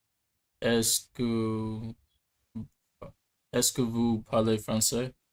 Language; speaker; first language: French; non-native, learner; English